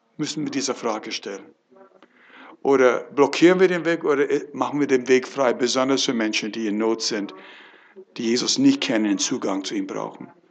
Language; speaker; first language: German; non-native, fluent; English